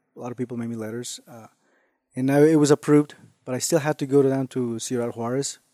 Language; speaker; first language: English; non-native, fluent; Spanish